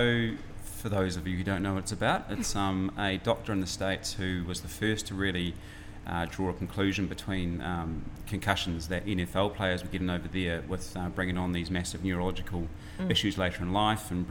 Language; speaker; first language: English; native; English